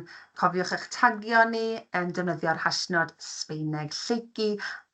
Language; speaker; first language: Welsh; native; Welsh